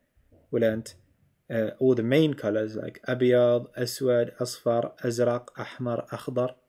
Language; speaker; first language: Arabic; non-native, fluent; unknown